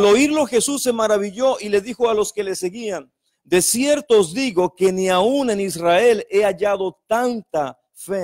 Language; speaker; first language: Spanish; native; Spanish